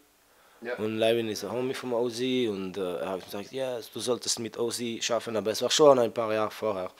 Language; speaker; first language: German; non-native, fluent; French